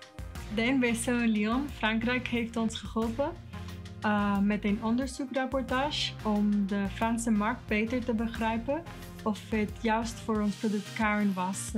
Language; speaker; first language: Dutch; non-native, fluent; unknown